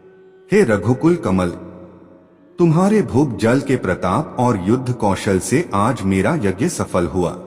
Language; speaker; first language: Hindi; native; Hindi